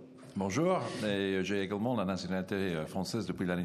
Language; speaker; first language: French; non-native, fluent; English